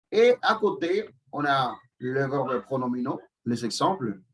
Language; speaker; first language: French; non-native, fluent; Spanish